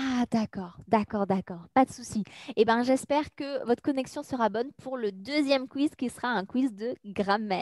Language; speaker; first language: French; native; French